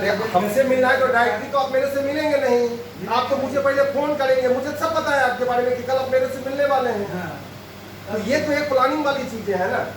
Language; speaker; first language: Hindi; native; Hindi